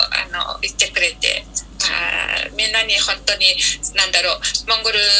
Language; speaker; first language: Japanese; non-native, fluent; Mongolian